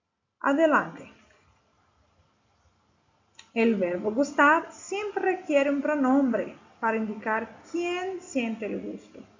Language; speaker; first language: Spanish; non-native, fluent; Portuguese